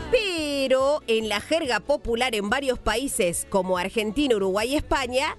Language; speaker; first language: Spanish; native; Spanish